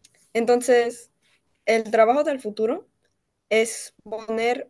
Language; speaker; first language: Spanish; early bilingual, heritage; Spanish